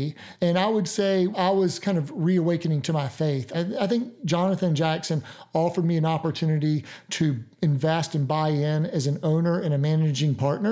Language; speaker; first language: English; native; English